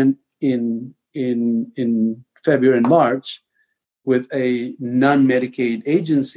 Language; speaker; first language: English; non-native, local second language; Filipino